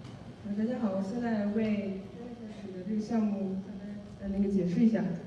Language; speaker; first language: Chinese; native; Chinese